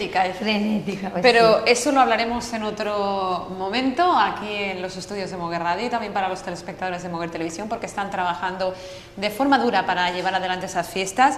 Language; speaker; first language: Spanish; native; Spanish